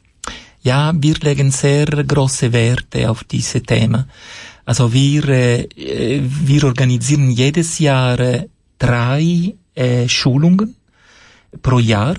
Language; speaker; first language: German; non-native, fluent; Italian